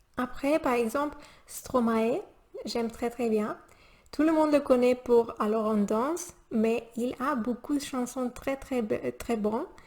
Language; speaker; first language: French; non-native, learner; Spanish